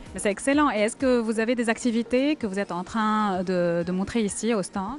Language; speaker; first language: French; non-native, local second language; Arabic